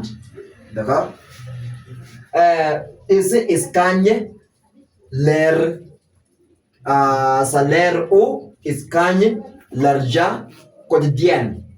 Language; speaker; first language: French; non-native, fluent; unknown